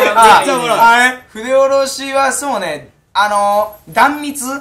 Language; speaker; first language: Japanese; native; Japanese